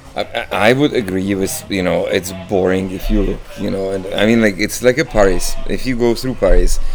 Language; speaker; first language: English; non-native, fluent; Czech